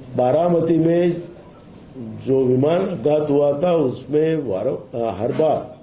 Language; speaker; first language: Hindi; non-native, local second language; Marathi